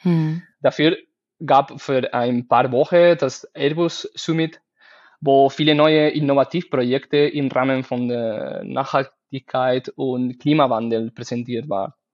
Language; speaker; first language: German; non-native, learner; Spanish